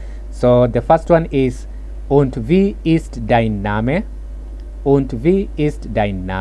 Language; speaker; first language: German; non-native, fluent; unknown